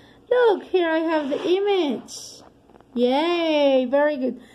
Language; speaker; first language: English; non-native, fluent; Spanish